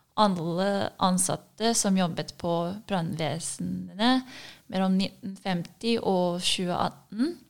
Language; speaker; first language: Norwegian; non-native, fluent; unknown